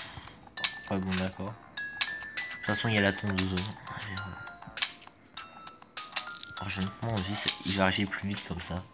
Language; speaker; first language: French; native; French